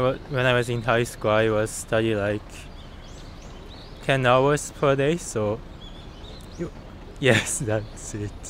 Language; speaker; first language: English; non-native, learner; Japanese